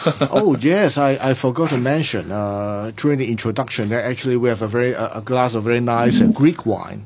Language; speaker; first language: English; non-native, local second language; Cantonese